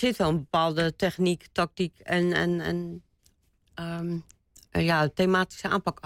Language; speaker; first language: Dutch; native; Dutch